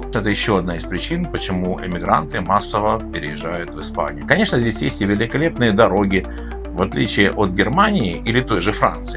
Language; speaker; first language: Russian; native; Russian